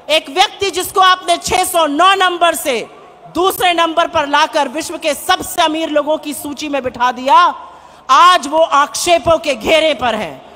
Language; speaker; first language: Hindi; native; Hindi